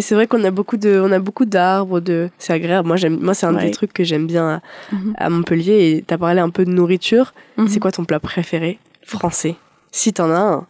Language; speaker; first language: French; native; French